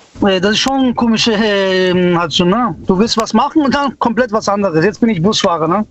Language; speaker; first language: German; early bilingual, other home language; Italian